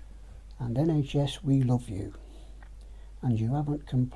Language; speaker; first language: English; native; English